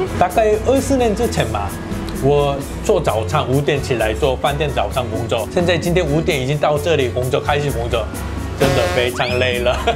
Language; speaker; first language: Chinese; non-native, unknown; Korean